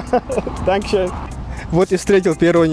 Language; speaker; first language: Russian; non-native, local second language; Chechen